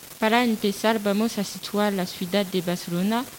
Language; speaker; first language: Spanish; non-native, learner; French